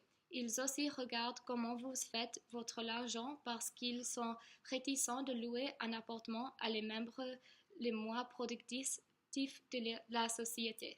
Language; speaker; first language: French; non-native, learner; English